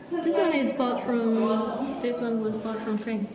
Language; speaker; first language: English; non-native, fluent; Vietnamese